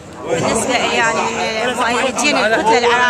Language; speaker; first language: Arabic; native; Arabic